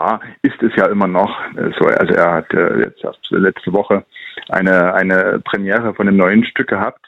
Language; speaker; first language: German; native; German